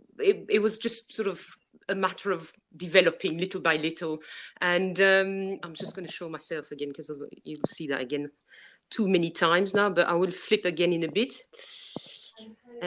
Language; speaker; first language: English; non-native, fluent; French